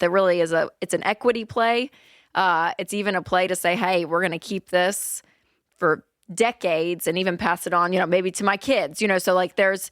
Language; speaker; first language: English; native; English